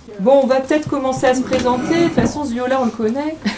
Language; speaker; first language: French; native; French